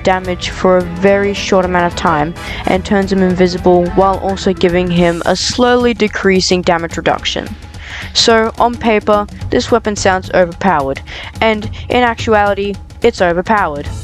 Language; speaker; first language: English; native; English